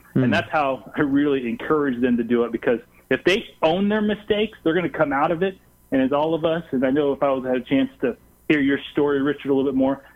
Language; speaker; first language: English; non-native, fluent; Portuguese